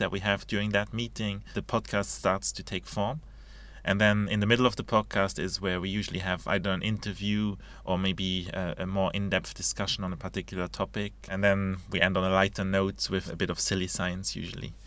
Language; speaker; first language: English; non-native, fluent; Luxembourgish